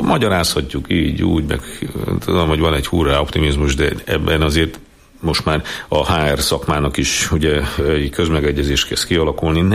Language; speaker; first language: Hungarian; native; Hungarian